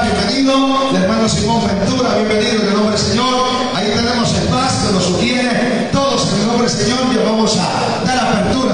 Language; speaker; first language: Spanish; native; Spanish